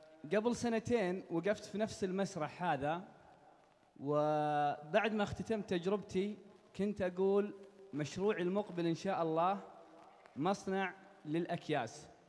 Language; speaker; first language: Arabic; native; Arabic